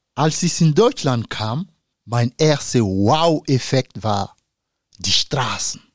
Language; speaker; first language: German; non-native, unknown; Dyula